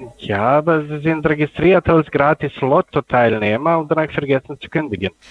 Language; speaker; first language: German; non-native, learner; Russian